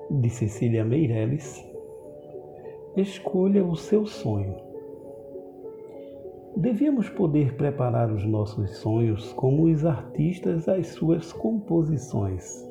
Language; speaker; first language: Portuguese; native; Portuguese